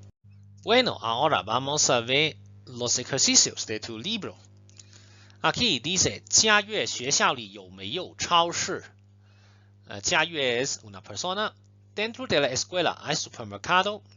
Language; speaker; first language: Spanish; non-native, fluent; Chinese